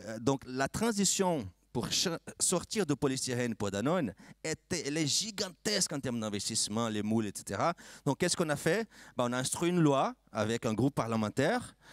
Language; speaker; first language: French; non-native, fluent; Portuguese